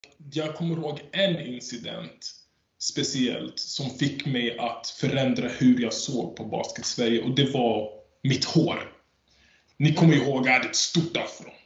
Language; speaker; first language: Swedish; early bilingual, other home language; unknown